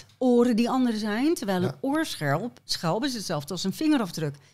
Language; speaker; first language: Dutch; native; Dutch